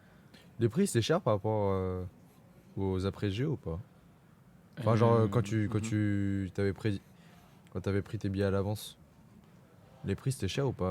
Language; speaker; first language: French; native; French